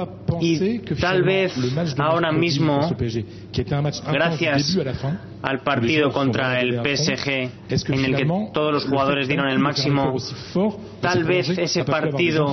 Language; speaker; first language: Spanish; non-native, fluent; French